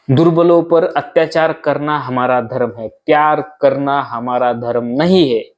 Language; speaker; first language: Hindi; non-native, local second language; Marathi